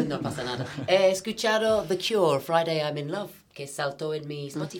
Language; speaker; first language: Spanish; non-native, fluent; English